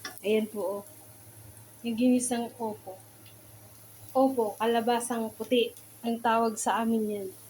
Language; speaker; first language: Filipino; non-native, local second language; Bikol